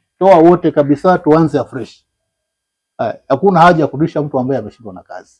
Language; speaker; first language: Swahili; non-native, local second language; Giryama